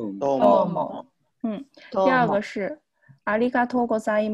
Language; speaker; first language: Japanese; non-native, fluent; Chinese